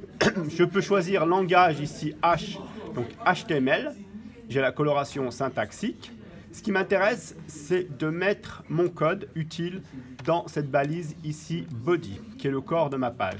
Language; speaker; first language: French; native; French